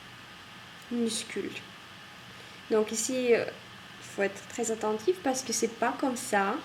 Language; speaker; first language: French; non-native, fluent; Russian